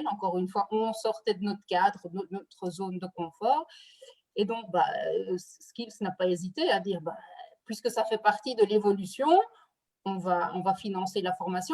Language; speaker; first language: French; native; French